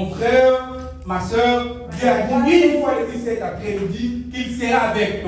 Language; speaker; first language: French; non-native, local second language; Lingala